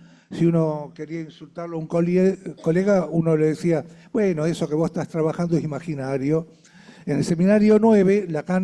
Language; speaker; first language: Spanish; native; Spanish